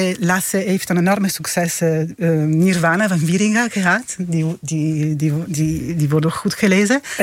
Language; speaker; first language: Dutch; non-native, fluent; Italian